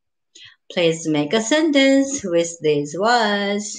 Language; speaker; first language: English; non-native, learner; Japanese